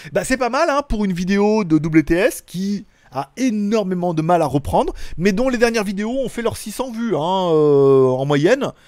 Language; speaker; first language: French; native; French